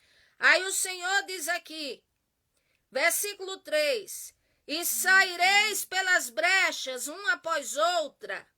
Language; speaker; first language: Portuguese; native; Portuguese